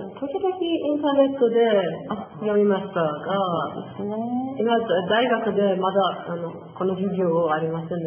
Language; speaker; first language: Japanese; non-native, learner; Persian